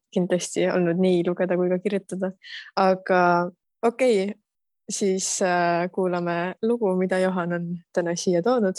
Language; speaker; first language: Estonian; native; Estonian